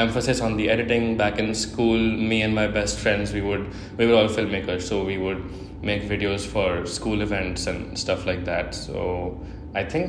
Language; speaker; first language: English; non-native, local second language; Hindi